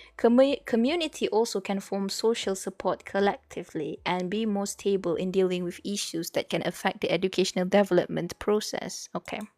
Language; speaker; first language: English; non-native, local second language; Malay